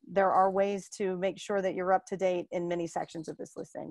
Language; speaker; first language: English; native; English